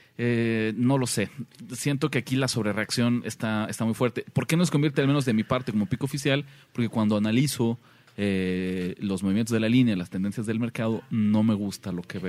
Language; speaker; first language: Spanish; native; Spanish